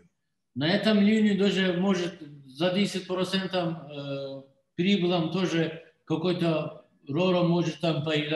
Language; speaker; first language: Russian; non-native, learner; Turkish